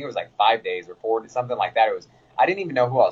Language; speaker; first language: English; native; English